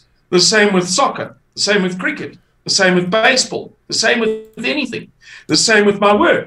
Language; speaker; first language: English; native; English